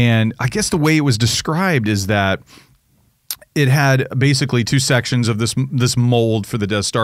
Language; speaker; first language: English; native; English